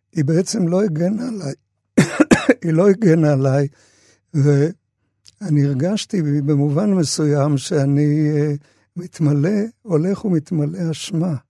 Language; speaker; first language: Hebrew; native; Hebrew